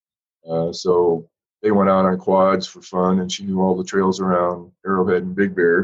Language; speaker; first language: English; native; English